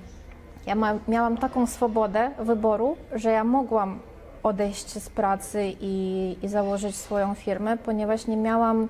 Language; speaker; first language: Polish; non-native, fluent; Russian